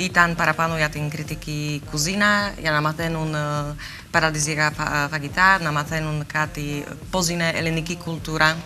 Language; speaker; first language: Greek; non-native, learner; Slovak